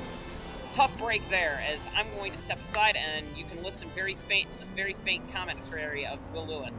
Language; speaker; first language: English; native; English